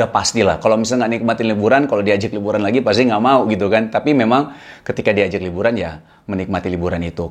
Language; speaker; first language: Indonesian; native; Indonesian